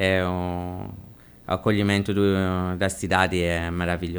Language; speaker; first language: Portuguese; non-native, fluent; Italian